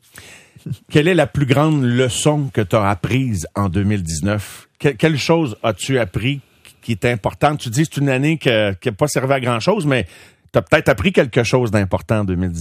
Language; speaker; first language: French; native; French